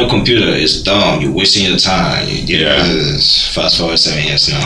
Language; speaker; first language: English; non-native, local second language; Igbo